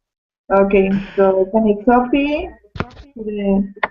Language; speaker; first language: English; non-native, learner; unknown